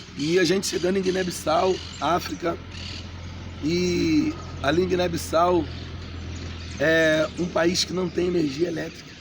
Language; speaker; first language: Portuguese; native; Portuguese